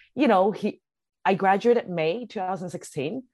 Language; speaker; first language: English; early bilingual, other home language; Cantonese